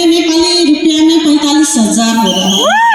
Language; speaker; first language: Hindi; non-native, learner; Nepali